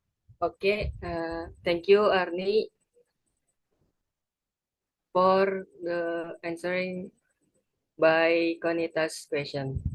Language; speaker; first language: English; non-native, learner; Indonesian